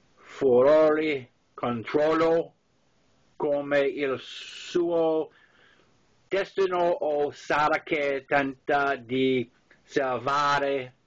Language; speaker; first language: Italian; non-native, learner; English